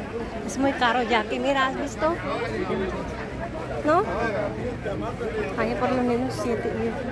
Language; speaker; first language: Spanish; non-native, learner; Filipino